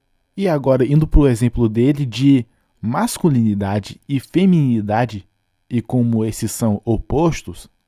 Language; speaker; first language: Portuguese; non-native, fluent; English